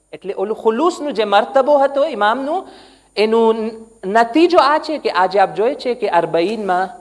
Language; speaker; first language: Gujarati; non-native, learner; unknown